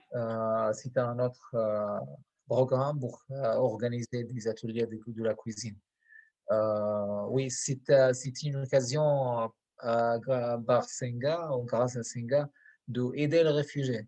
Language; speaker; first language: French; non-native, fluent; Arabic